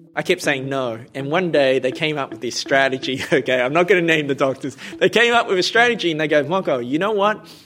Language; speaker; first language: English; native; English